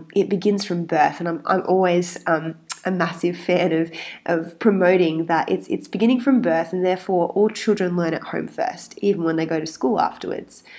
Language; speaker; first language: English; native; English